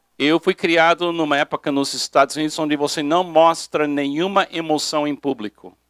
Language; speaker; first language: Portuguese; non-native, fluent; English